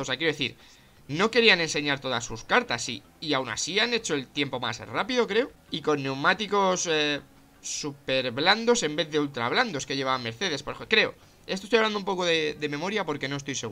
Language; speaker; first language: Spanish; native; Spanish